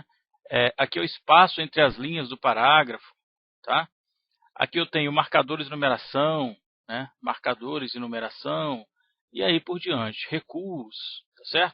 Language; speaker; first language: Portuguese; native; Portuguese